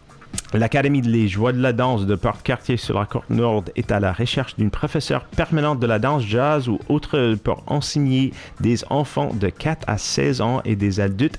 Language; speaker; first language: French; non-native, fluent; English